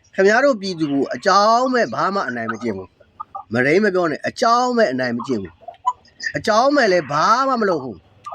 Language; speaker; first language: Burmese; native; Burmese